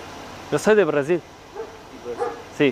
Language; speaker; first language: Spanish; non-native, learner; Portuguese